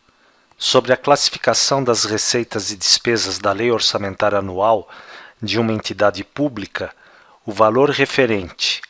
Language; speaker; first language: Portuguese; native; Portuguese